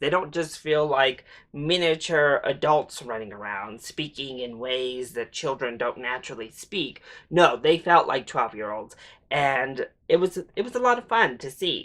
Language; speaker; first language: English; native; English